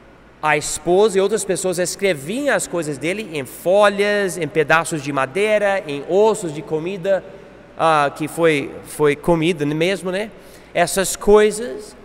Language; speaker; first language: Portuguese; non-native, fluent; English